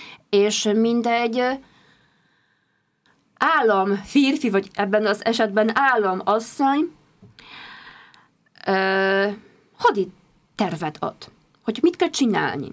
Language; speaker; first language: Hungarian; non-native, fluent; Polish